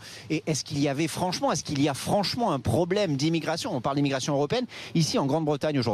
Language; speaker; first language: French; native; French